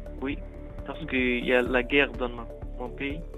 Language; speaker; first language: French; non-native, learner; Arabic